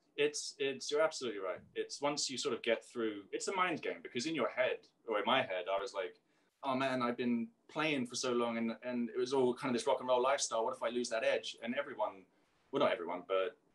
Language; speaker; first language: English; native; English